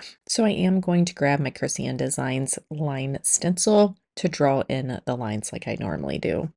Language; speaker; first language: English; native; English